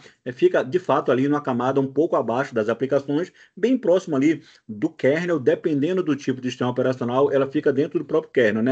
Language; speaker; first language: Portuguese; native; Portuguese